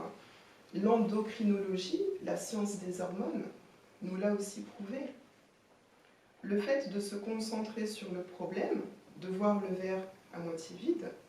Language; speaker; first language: French; native; French